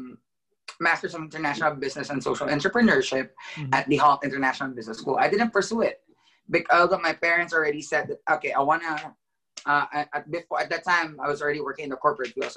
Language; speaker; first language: English; non-native, local second language; Filipino